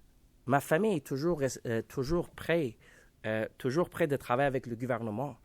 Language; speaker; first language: French; non-native, local second language; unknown